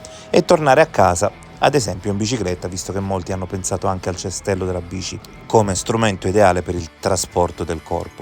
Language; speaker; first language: Italian; native; Italian